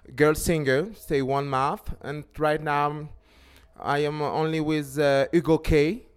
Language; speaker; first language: English; non-native, learner; French